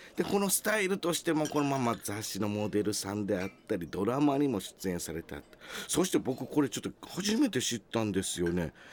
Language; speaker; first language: Japanese; native; Japanese